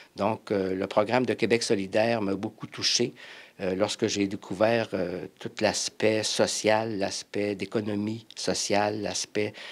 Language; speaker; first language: French; native; French